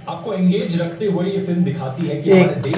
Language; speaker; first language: Hindi; native; Hindi